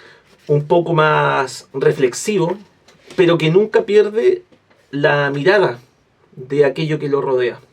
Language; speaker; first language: Spanish; native; Spanish